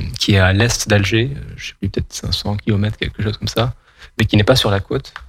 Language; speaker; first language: French; non-native, local second language; Kabyle